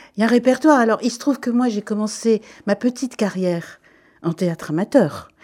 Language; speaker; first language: French; native; French